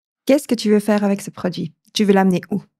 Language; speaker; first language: French; native; French